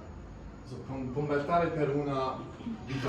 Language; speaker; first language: Italian; non-native, learner; English